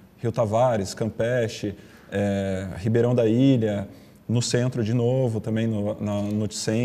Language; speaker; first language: Portuguese; native; Portuguese